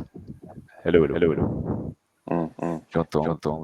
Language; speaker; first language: French; non-native, fluent; English